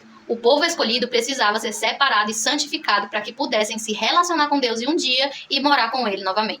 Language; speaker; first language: Portuguese; native; Portuguese